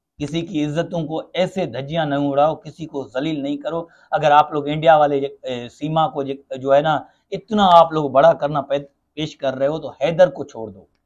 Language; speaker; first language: Urdu; non-native, local second language; Sindhi